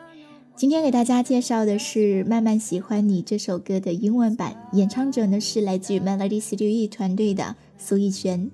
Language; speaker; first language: Chinese; native; Chinese